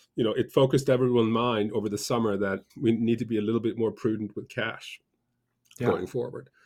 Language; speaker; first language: English; early bilingual, other home language; Norwegian